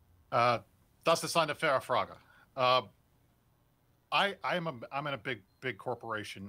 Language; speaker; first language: German; non-native, learner; English